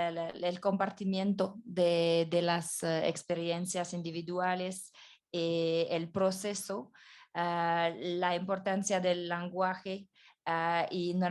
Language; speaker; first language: Spanish; non-native, fluent; French